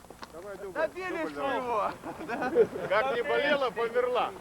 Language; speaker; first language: Russian; native; Russian